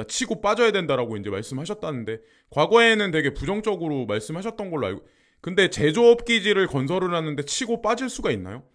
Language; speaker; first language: Korean; native; Korean